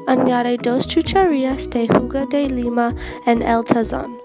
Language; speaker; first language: Spanish; non-native, learner; English